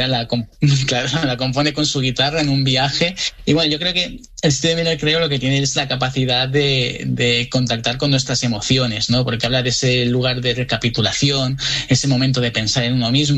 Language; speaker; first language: Spanish; native; Spanish